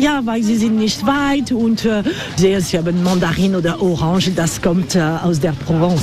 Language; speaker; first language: German; non-native, learner; French